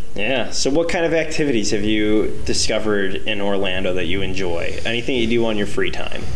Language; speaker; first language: English; native; English